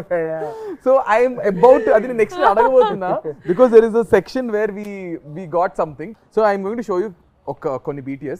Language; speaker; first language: Telugu; native; Telugu